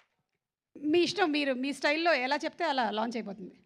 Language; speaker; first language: Telugu; native; Telugu